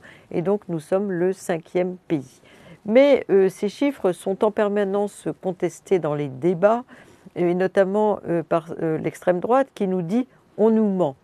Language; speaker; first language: French; native; French